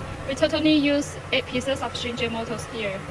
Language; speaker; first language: English; non-native, learner; Chinese